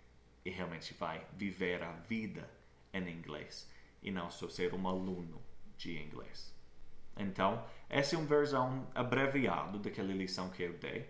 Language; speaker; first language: Portuguese; non-native, fluent; English